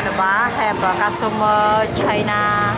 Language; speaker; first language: English; non-native, learner; Khmer